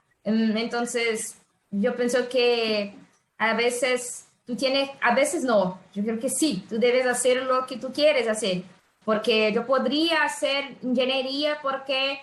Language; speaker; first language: Spanish; non-native, fluent; Portuguese